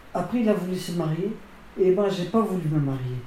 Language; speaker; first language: French; non-native, local second language; Swiss German